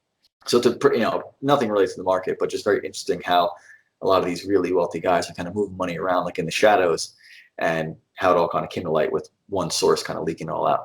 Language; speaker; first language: English; native; English